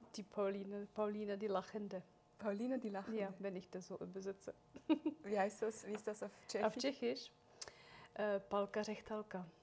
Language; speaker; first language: German; non-native, fluent; Czech